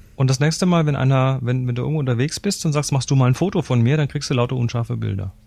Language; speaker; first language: German; native; German